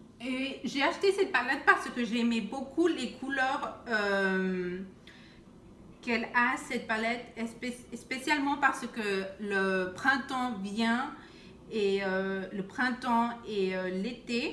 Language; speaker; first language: French; non-native, fluent; Spanish